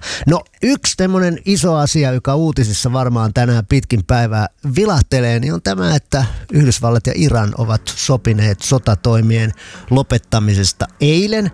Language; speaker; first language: Finnish; native; Finnish